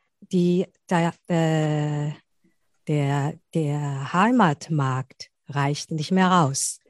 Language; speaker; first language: German; non-native, fluent; Chinese